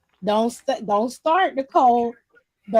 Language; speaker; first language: English; native; English